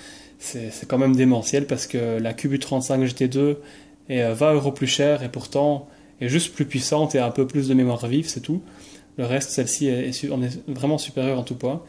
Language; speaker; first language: French; native; French